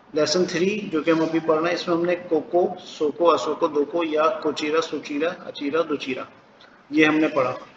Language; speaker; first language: Urdu; native; Urdu